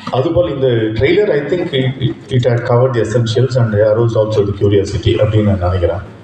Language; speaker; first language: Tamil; native; Tamil